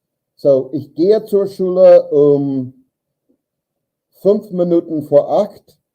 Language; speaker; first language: German; non-native, learner; English